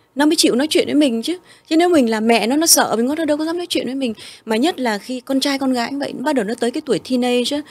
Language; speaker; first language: Vietnamese; early bilingual, heritage; Vietnamese